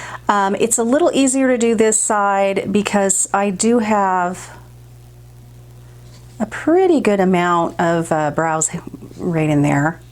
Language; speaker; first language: English; native; English